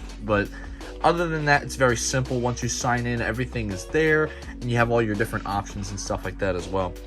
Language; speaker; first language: English; native; English